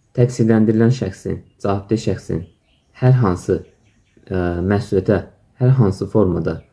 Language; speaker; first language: Azerbaijani; native; Azerbaijani